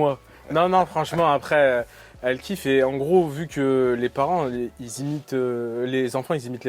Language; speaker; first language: French; native; French